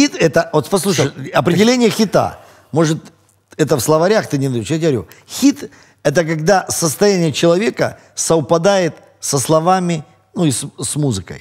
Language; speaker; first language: Russian; native; Russian